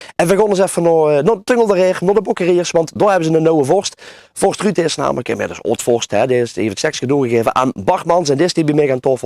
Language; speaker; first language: Dutch; native; Dutch